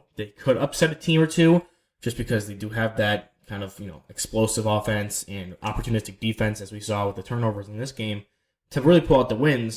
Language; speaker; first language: English; native; English